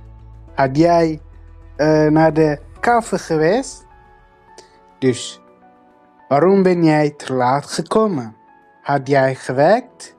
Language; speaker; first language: Dutch; non-native, learner; Tigrinya